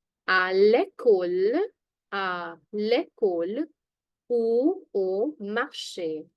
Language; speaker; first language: French; non-native, fluent; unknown